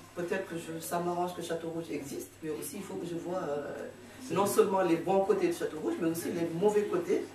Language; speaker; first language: French; non-native, local second language; Fula